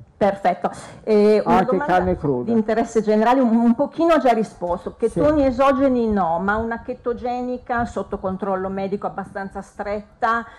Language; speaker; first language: Italian; non-native, fluent; Ukrainian